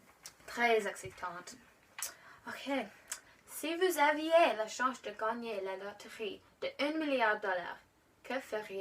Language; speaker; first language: French; non-native, learner; English